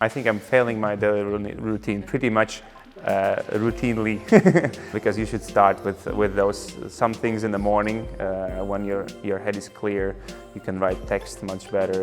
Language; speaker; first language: English; non-native, fluent; Latvian